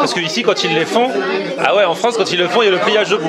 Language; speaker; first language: French; native; French